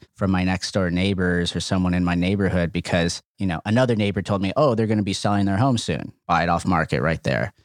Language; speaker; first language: English; native; English